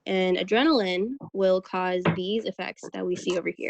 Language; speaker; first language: English; native; English